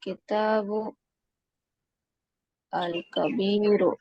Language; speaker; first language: Arabic; non-native, fluent; Urdu